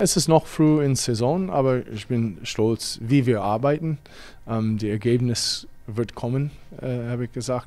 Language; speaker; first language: German; non-native, fluent; English